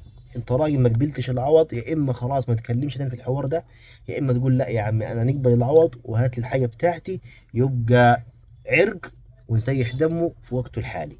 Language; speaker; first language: Arabic; native; Arabic